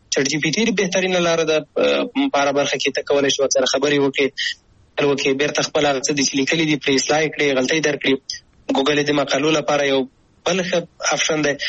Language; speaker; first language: Pashto; native; Pashto